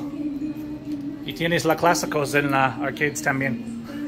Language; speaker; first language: Spanish; non-native, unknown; English